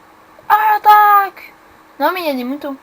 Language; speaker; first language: French; native; French